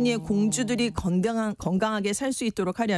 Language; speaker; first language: Korean; native; Korean